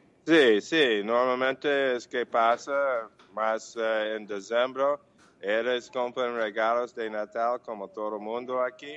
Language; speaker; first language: Portuguese; non-native, fluent; English